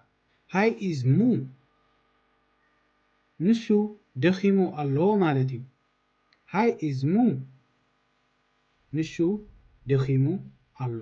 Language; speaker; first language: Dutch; non-native, learner; Tigrinya